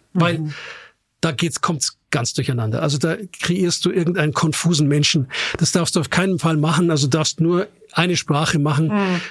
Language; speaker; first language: German; native; German